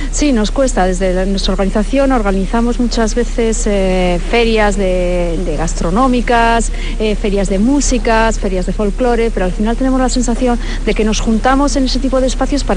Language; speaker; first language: Spanish; native; Spanish